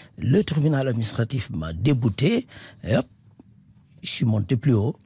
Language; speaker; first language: French; non-native, local second language; Wolof